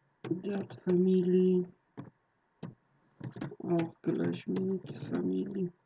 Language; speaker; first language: German; non-native, learner; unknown